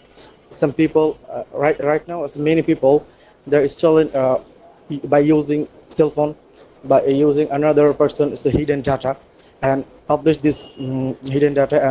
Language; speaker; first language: English; non-native, learner; Bangla